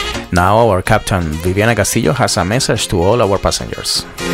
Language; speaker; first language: English; non-native, learner; Spanish